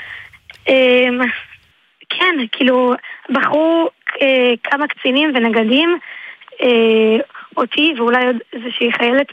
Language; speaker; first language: Hebrew; native; Hebrew